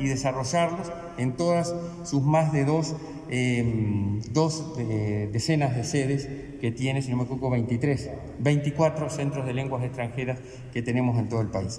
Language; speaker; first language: Spanish; native; Spanish